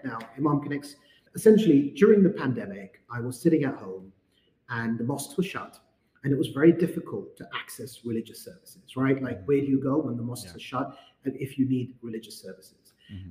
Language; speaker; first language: English; native; English